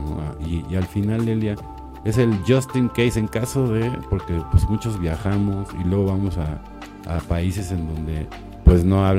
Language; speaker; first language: Spanish; native; Spanish